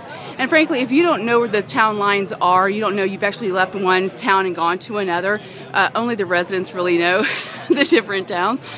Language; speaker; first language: English; native; English